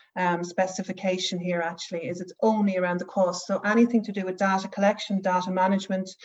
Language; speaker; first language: English; native; English